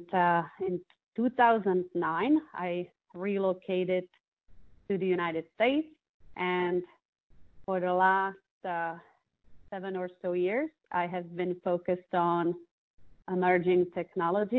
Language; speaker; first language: English; non-native, fluent; Czech